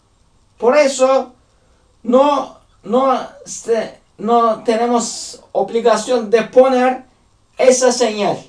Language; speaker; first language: Spanish; non-native, learner; Turkish